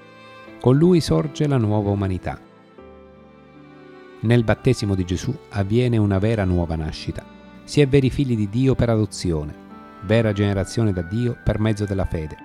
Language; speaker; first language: Italian; native; Italian